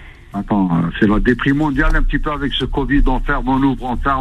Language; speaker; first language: French; non-native, local second language; Arabic